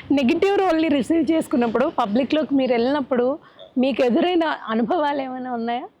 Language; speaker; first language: Telugu; native; Telugu